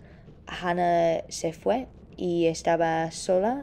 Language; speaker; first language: Spanish; non-native, fluent; English